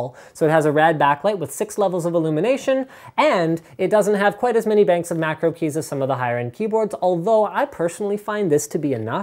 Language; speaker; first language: English; native; English